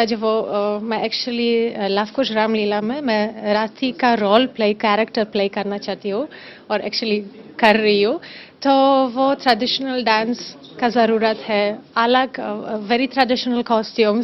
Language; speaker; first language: Hindi; non-native, learner; German